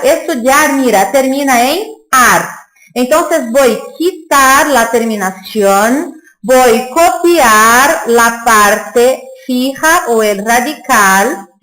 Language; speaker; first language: Spanish; non-native, fluent; Portuguese